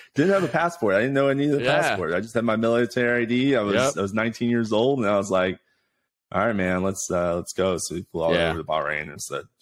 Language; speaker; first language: English; native; English